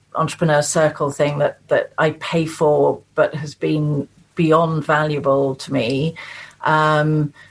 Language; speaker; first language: English; native; English